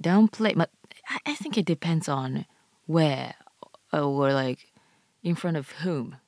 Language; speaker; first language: English; non-native, fluent; Japanese